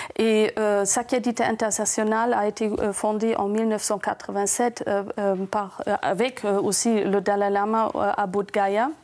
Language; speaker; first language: French; non-native, fluent; German